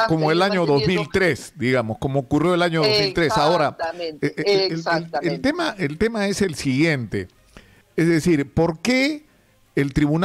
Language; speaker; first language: Spanish; native; Spanish